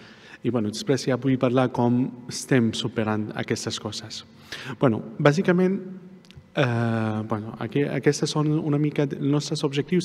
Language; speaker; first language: Catalan; non-native, fluent; Arabic